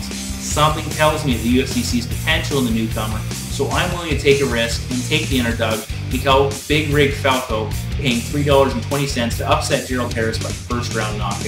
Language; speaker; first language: English; native; English